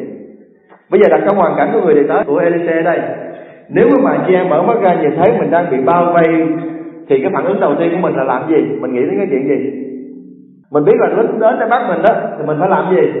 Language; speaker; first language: Vietnamese; native; Vietnamese